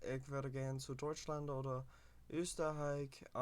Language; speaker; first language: German; non-native, learner; English